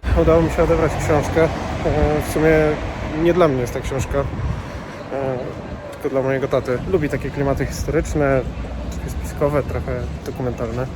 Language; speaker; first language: Polish; native; Polish